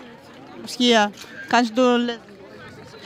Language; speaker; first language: German; non-native, learner; Ukrainian